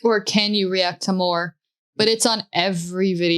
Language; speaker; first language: English; native; English